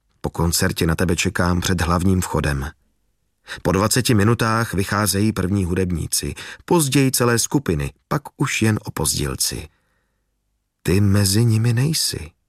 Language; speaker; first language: Czech; native; Czech